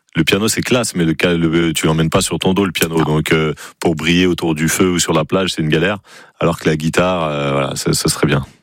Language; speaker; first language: French; native; French